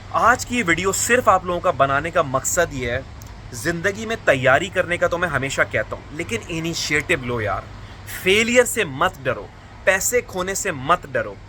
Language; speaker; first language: Urdu; native; Urdu